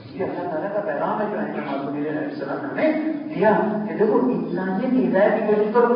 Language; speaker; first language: Urdu; non-native, local second language; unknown